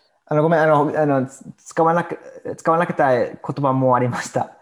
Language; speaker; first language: Japanese; non-native, learner; English